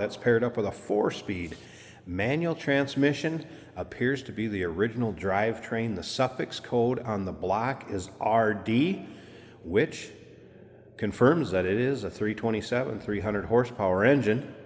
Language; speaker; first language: English; native; English